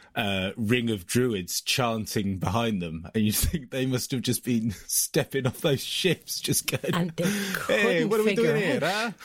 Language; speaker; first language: English; native; English